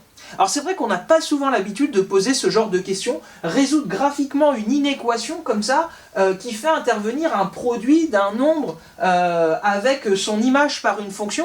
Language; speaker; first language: French; native; French